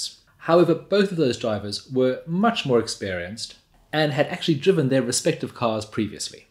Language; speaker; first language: English; native; English